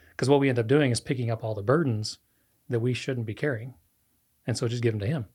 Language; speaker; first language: English; non-native, fluent; Spanish